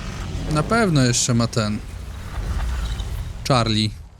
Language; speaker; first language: Polish; native; Polish